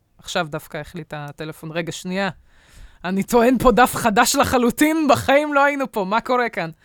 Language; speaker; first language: Hebrew; native; Hebrew